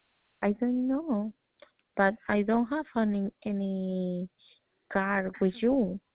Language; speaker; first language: English; non-native, learner; Spanish